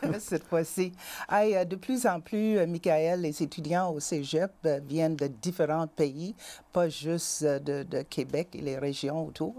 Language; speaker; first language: French; native; French